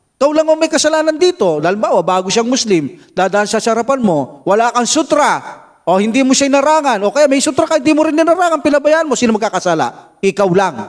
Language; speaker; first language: Filipino; non-native, local second language; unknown